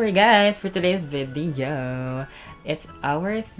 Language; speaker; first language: English; non-native, local second language; Filipino